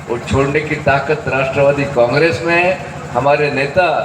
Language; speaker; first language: Hindi; non-native, local second language; Marathi